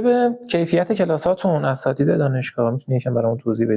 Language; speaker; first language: Persian; native; Persian